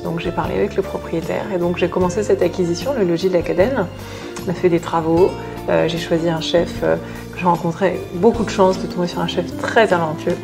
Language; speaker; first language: French; native; French